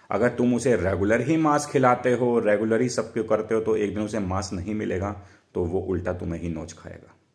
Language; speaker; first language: Hindi; native; Hindi